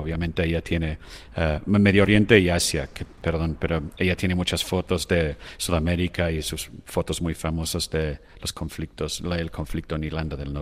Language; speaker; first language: Spanish; non-native, fluent; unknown